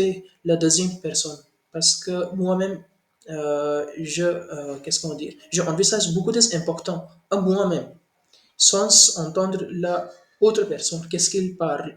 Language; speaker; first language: French; non-native, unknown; Hindi